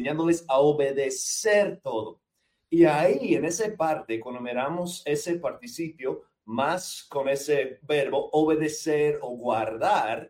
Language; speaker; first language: Spanish; non-native, fluent; English